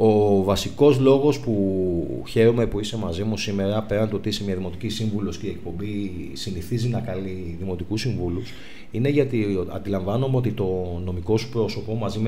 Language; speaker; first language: Greek; native; Greek